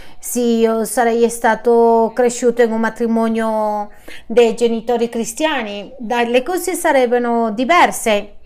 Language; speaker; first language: Italian; non-native, fluent; Spanish